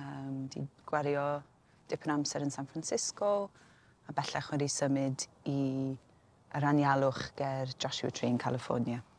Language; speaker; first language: Welsh; native; Welsh